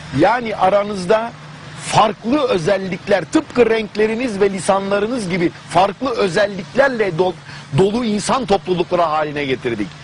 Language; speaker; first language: Turkish; non-native, fluent; German